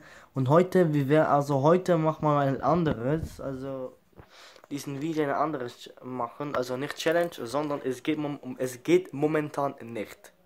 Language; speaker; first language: German; early bilingual, other home language; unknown